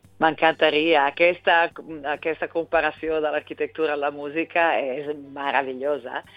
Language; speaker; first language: Catalan; non-native, fluent; Italian